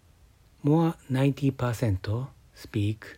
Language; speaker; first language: English; non-native, learner; Japanese